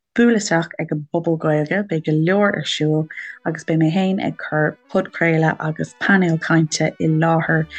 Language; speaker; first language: Irish; native; Irish